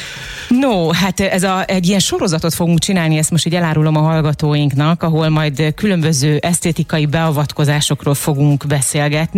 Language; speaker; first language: Hungarian; native; Hungarian